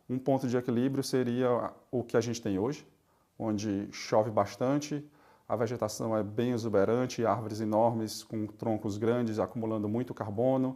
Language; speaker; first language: Portuguese; native; Portuguese